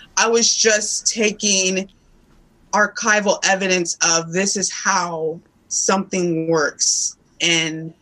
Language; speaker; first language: English; native; English